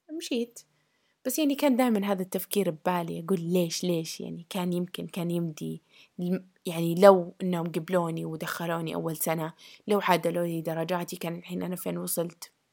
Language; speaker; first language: Arabic; early bilingual, heritage; Arabic